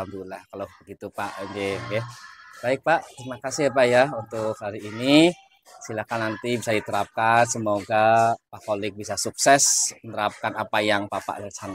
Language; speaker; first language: Indonesian; native; Indonesian